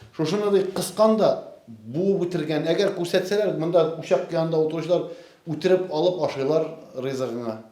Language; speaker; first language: Tatar; native; Tatar